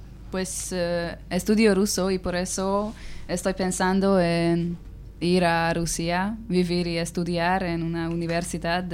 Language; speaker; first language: Spanish; non-native, learner; Hungarian